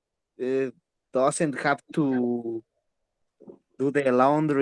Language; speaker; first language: English; non-native, learner; Spanish